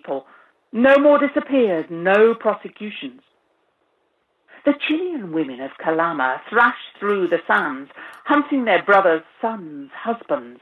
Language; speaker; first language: English; native; English